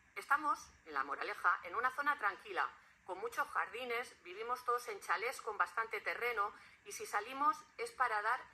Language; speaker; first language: Spanish; non-native, local second language; Catalan